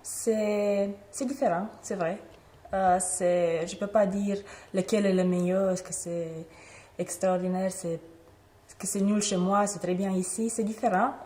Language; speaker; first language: French; non-native, fluent; Romanian